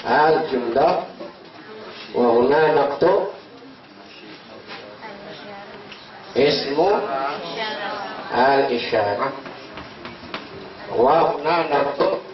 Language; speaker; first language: Arabic; non-native, fluent; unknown